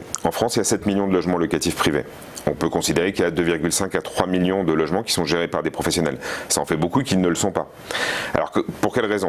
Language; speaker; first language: French; native; French